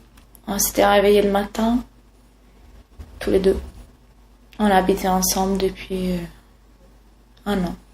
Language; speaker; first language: French; non-native, fluent; Italian